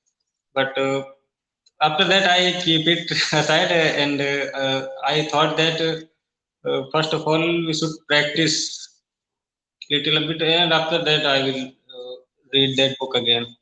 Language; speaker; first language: English; non-native, learner; Hindi